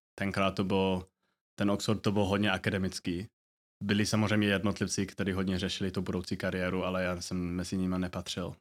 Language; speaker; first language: Czech; non-native, fluent; English